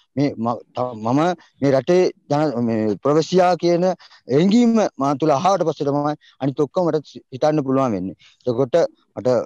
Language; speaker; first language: Sinhala; non-native, local second language; Tamil